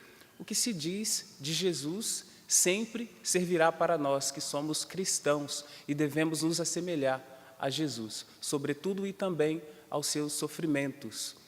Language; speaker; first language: Portuguese; native; Portuguese